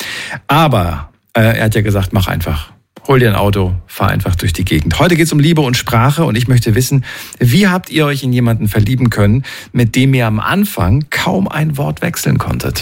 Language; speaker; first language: German; native; German